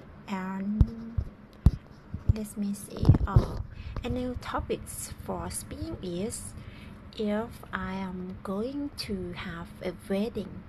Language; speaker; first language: English; non-native, learner; Thai